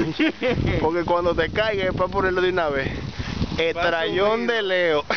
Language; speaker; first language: Spanish; native; Spanish